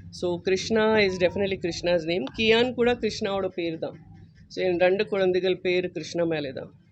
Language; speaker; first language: Tamil; non-native, learner; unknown